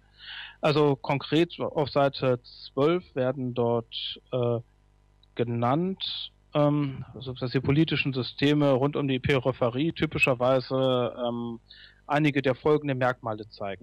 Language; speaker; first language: German; native; German